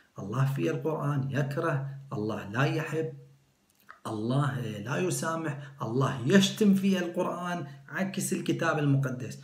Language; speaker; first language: Arabic; non-native, local second language; Kurdish